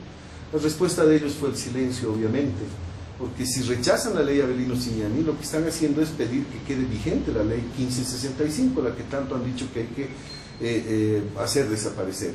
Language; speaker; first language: Spanish; native; Spanish